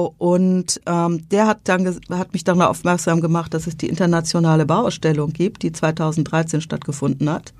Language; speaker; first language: German; native; German